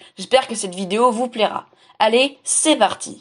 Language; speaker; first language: French; native; French